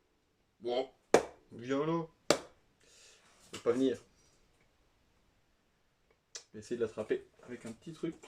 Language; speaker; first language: French; native; French